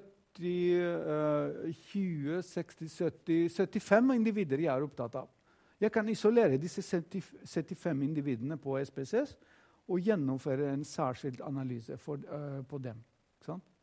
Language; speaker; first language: Norwegian; non-native, fluent; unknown